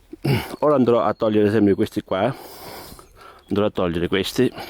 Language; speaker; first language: Italian; native; Italian